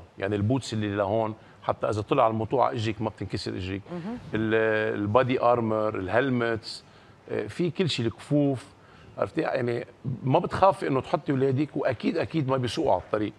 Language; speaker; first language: Arabic; native; Arabic